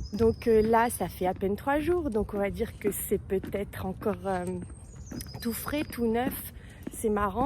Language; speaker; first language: French; native; French